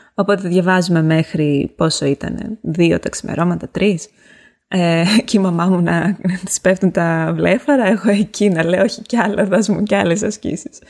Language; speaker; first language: Greek; native; Greek